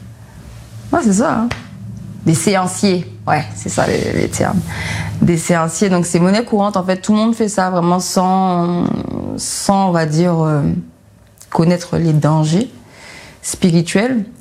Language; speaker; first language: French; native; French